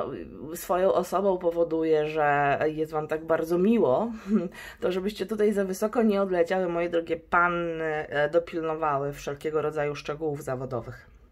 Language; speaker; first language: Polish; native; Polish